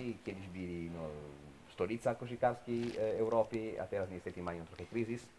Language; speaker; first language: Polish; non-native, fluent; Italian